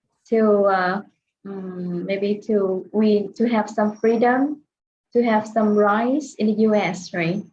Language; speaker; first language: English; non-native, fluent; Vietnamese